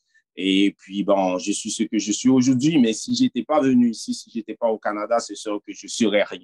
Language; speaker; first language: French; non-native, local second language; Haitian Creole